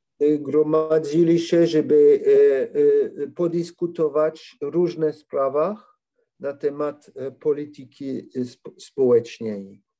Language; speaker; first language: Polish; non-native, learner; French